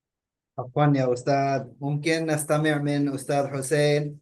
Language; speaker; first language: Arabic; early bilingual, heritage; Indonesian